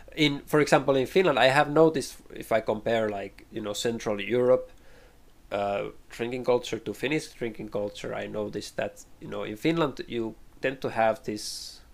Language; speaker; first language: English; non-native, fluent; Finnish